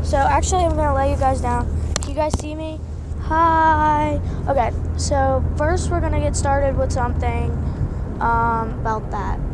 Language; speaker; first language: English; native; English